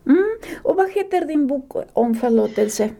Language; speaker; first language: Swedish; non-native, fluent; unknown